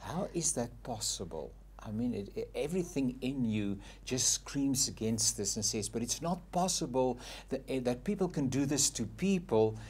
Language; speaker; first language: English; non-native, local second language; Afrikaans